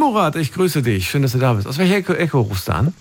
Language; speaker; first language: German; native; German